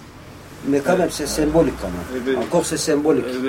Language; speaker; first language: French; non-native, learner; Kurdish